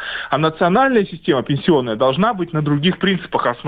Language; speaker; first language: Russian; native; Russian